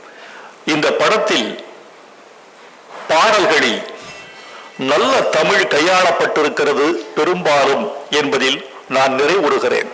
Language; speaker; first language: Tamil; native; Tamil